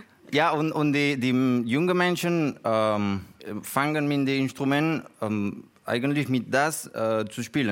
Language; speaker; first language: German; non-native, learner; Spanish